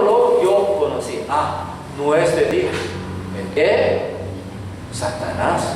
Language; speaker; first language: Spanish; non-native, learner; Korean